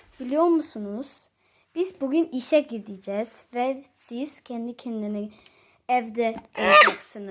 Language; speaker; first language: Turkish; early bilingual, heritage; Turkish